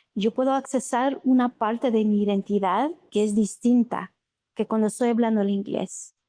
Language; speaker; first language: Spanish; early bilingual, other home language; English